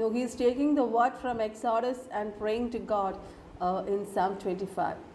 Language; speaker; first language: English; non-native, local second language; Malayalam